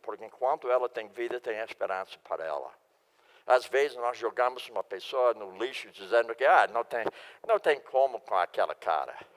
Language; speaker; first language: Portuguese; non-native, fluent; English